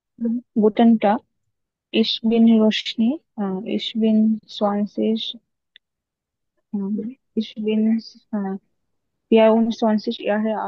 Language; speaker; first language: German; non-native, learner; Bangla